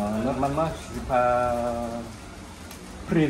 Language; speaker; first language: French; non-native, local second language; Malagasy